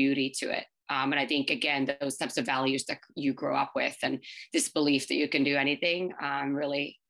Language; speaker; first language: English; non-native, fluent; Finnish